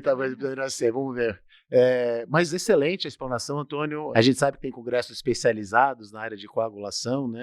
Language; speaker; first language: Portuguese; native; Portuguese